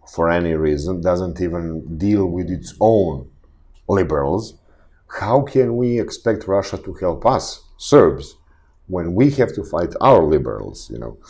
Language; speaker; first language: English; non-native, fluent; Serbian